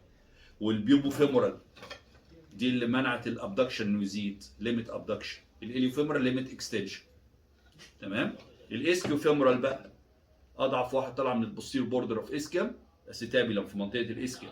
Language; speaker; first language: Arabic; native; Arabic